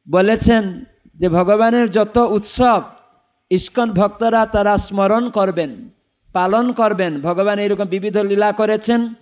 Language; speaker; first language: Bangla; non-native, fluent; Odia